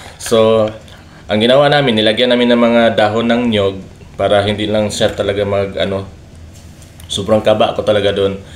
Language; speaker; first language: Filipino; non-native, local second language; Cebuano